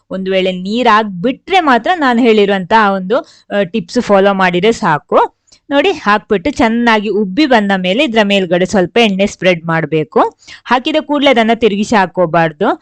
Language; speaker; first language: Kannada; non-native, local second language; Tulu